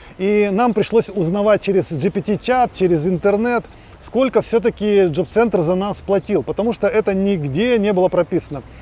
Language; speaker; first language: Russian; native; Russian